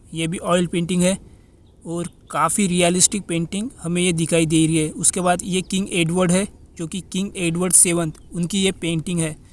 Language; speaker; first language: Hindi; non-native, local second language; Marathi